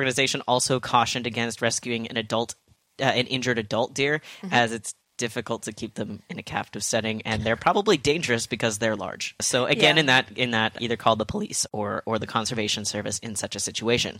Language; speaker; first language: English; native; English